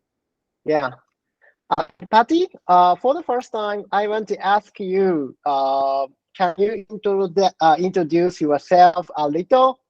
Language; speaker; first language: English; non-native, learner; Japanese